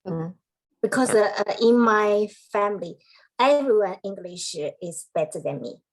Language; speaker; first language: English; non-native, learner; Chinese